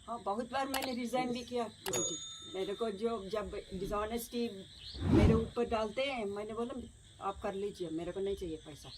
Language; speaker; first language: Hindi; non-native, local second language; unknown